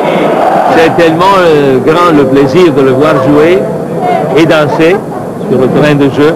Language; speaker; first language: French; non-native, learner; Italian